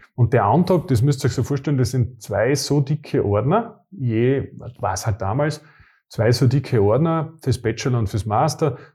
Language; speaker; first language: German; native; German